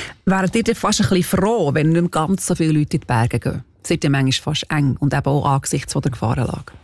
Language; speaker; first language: German; native; German